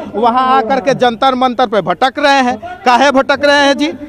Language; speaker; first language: Hindi; native; Hindi